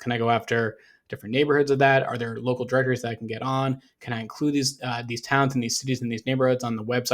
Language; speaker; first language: English; native; English